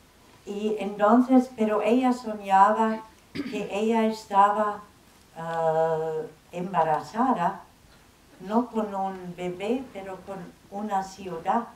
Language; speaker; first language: Spanish; non-native, fluent; German